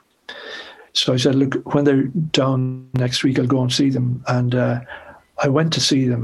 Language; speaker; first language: English; native; English